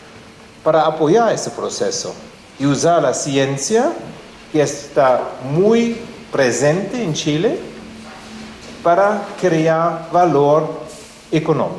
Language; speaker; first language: Spanish; non-native, fluent; German